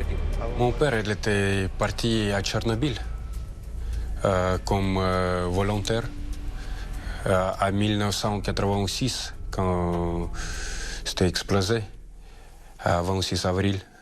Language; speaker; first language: French; non-native, learner; Russian